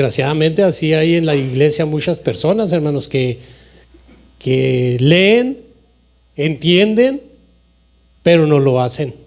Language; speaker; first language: Spanish; native; Spanish